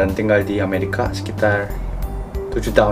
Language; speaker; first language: Indonesian; non-native, fluent; Korean